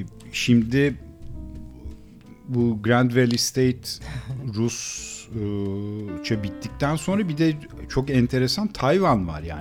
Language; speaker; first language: Turkish; native; Turkish